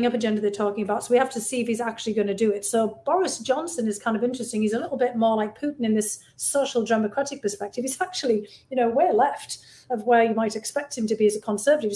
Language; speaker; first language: English; native; English